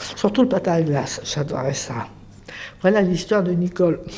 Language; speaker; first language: French; native; French